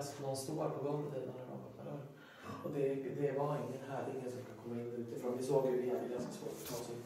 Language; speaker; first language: Swedish; native; Swedish